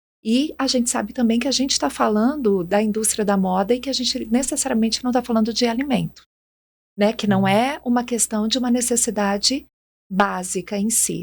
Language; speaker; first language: Portuguese; native; Portuguese